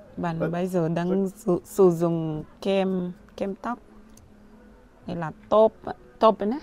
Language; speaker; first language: Vietnamese; non-native, learner; Portuguese